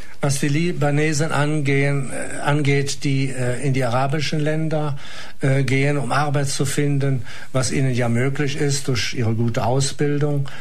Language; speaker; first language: German; non-native, fluent; Arabic